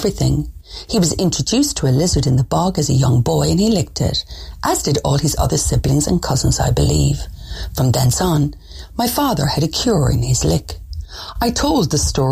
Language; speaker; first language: English; native; English